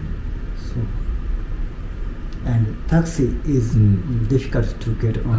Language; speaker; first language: English; non-native, learner; Japanese